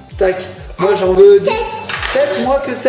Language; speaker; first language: French; native; French